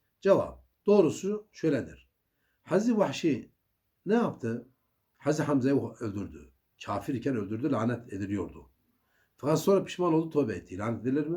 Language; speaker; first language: Turkish; native; Turkish